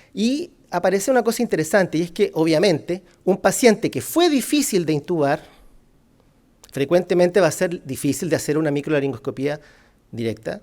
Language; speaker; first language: Spanish; native; Spanish